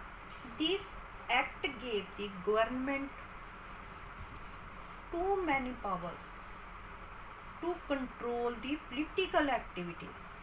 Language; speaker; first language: English; non-native, local second language; Hindi